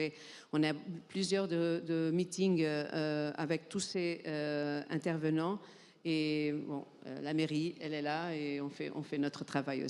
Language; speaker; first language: French; non-native, fluent; Portuguese